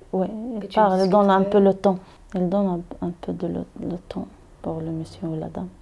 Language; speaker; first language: French; non-native, learner; Arabic